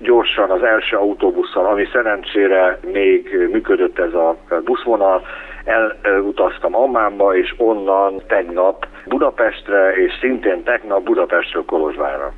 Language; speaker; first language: Hungarian; native; Hungarian